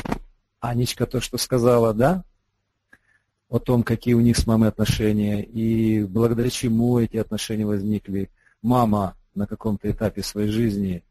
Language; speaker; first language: Russian; native; Russian